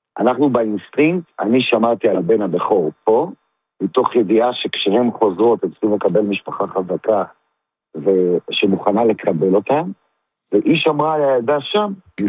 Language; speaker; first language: Hebrew; native; Hebrew